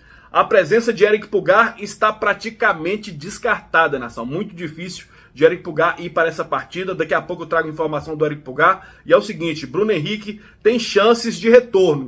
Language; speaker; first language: Portuguese; native; Portuguese